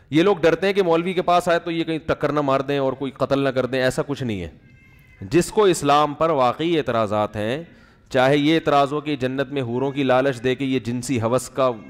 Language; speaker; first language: Urdu; native; Urdu